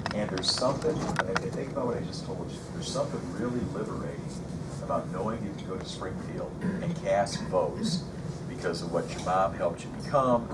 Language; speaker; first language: English; native; English